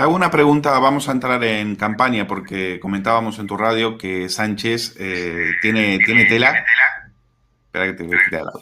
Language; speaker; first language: Spanish; native; Spanish